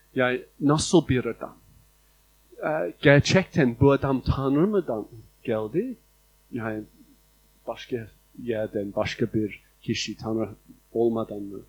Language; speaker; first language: Turkish; non-native, fluent; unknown